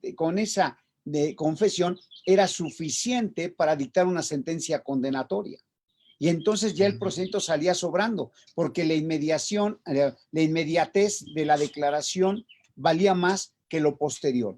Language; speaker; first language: Spanish; native; Spanish